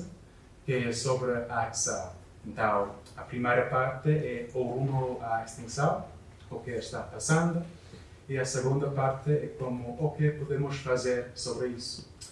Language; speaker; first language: Portuguese; non-native, learner; English